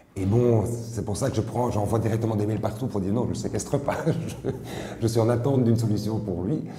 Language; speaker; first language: French; native; French